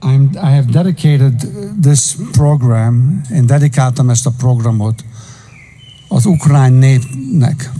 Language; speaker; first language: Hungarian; early bilingual, heritage; Hungarian